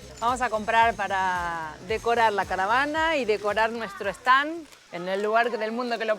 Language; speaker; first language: Spanish; native; Spanish